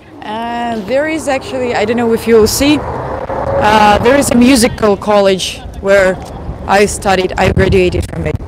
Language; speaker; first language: English; non-native, fluent; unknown